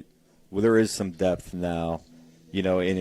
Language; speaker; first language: English; native; English